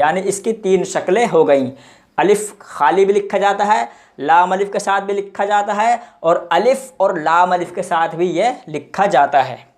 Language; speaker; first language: Urdu; native; Urdu